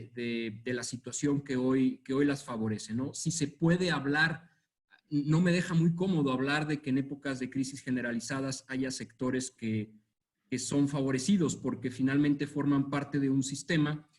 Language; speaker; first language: Spanish; native; Spanish